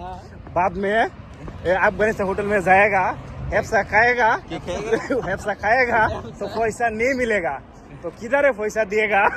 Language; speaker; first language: Hindi; non-native, learner; Bangla